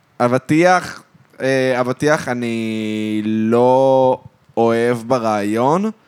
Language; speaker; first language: Hebrew; native; Hebrew